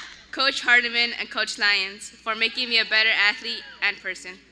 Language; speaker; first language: English; early bilingual, other home language; Spanish